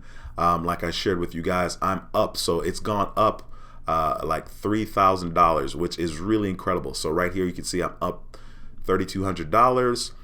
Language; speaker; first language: English; native; English